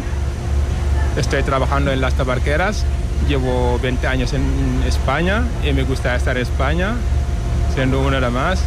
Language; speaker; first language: Spanish; non-native, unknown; Wolof